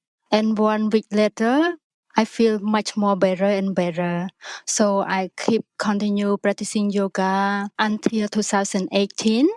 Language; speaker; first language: English; non-native, learner; Khmer